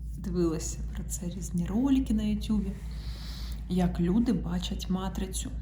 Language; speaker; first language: Ukrainian; non-native, local second language; Russian